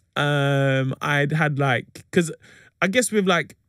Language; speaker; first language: English; native; English